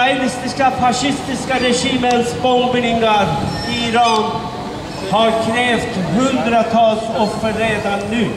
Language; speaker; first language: Swedish; non-native, fluent; Persian